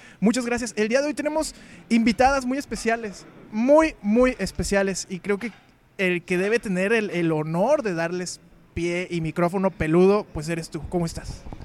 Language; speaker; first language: Spanish; native; Spanish